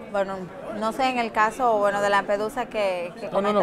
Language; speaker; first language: Spanish; native; Spanish